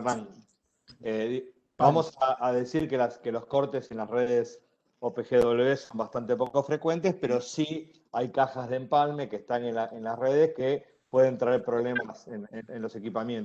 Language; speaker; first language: Spanish; native; Spanish